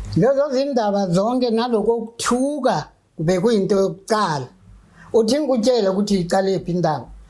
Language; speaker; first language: Zulu; native; Zulu